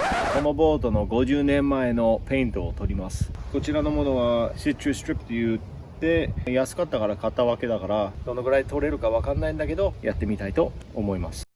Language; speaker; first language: Japanese; non-native, fluent; English